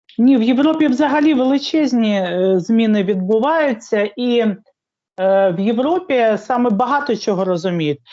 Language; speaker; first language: Ukrainian; native; Ukrainian